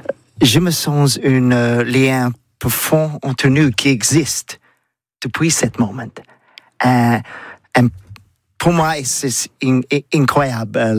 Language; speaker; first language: French; non-native, learner; English